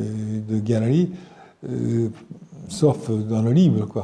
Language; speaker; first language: French; non-native, fluent; Japanese